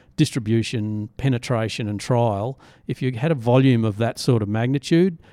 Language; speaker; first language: English; native; English